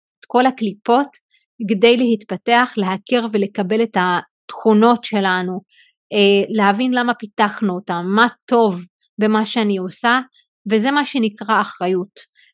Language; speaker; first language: Hebrew; non-native, local second language; Arabic